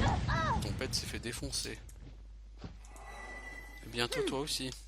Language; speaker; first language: French; native; French